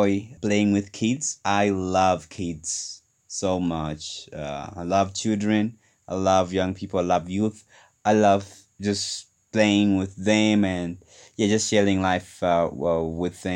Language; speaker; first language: English; non-native, local second language; Nyanja